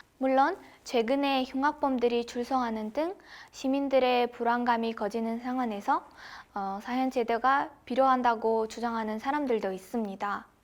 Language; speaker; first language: Korean; non-native, fluent; Kazakh